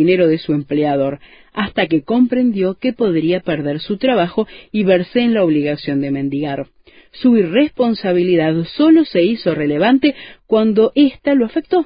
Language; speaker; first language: Spanish; native; Spanish